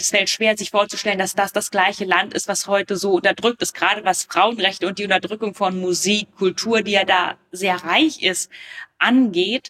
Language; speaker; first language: German; native; German